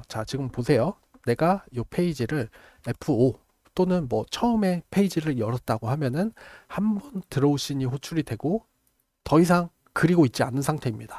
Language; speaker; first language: Korean; native; Korean